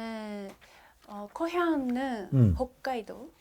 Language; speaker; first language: Korean; non-native, learner; Japanese